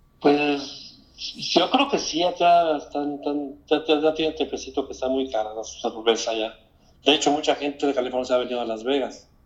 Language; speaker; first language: Spanish; native; Spanish